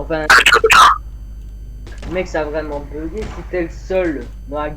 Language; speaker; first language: French; native; French